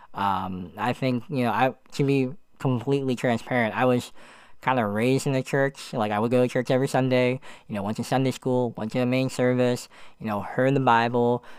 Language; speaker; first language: English; native; English